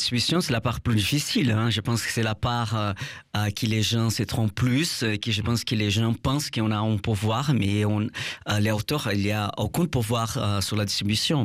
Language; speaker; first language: French; non-native, fluent; Portuguese